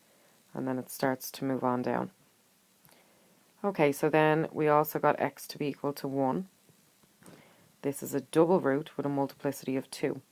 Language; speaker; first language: English; native; English